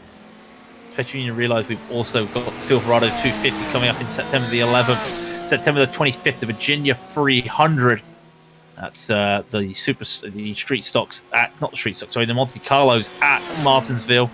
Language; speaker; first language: English; native; English